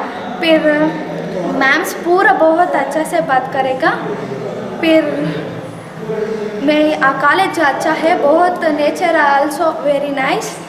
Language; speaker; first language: Hindi; non-native, local second language; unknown